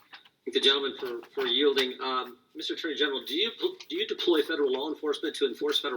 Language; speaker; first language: English; native; English